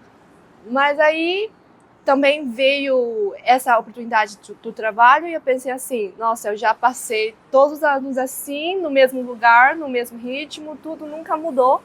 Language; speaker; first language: Portuguese; non-native, fluent; Chinese